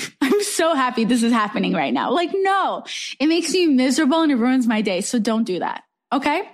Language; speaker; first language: English; non-native, fluent; Hebrew